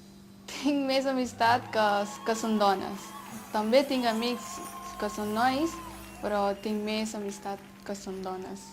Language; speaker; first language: Catalan; non-native, fluent; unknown